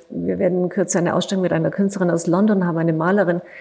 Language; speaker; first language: German; native; German